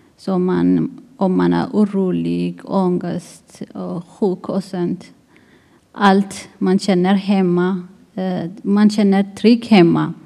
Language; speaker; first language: Swedish; non-native, learner; Tigrinya